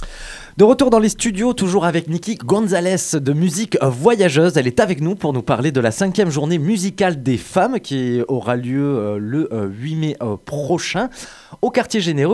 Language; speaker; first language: French; native; French